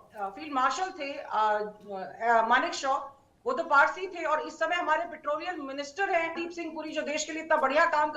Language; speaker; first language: Hindi; native; Hindi